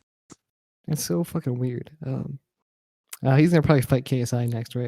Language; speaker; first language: English; native; English